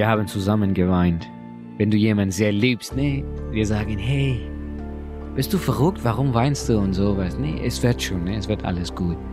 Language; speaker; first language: German; non-native, learner; Persian